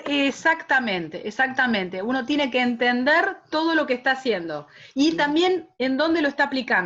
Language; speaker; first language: Spanish; native; Spanish